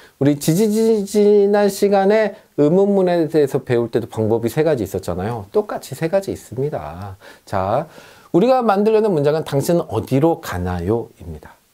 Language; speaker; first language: Korean; native; Korean